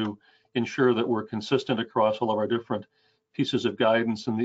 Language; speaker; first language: English; native; English